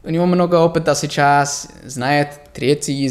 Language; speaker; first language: Russian; non-native, fluent; English